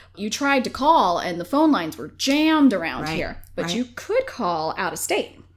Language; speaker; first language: English; native; English